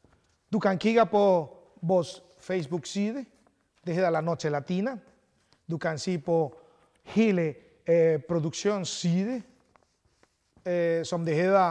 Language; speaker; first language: Danish; non-native, fluent; Spanish